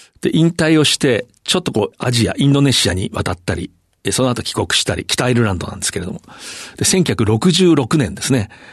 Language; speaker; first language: Japanese; native; Japanese